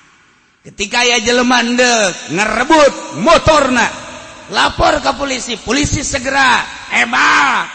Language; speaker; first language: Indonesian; non-native, local second language; Sundanese